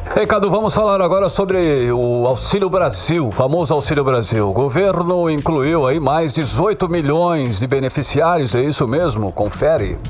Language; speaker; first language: Portuguese; native; Portuguese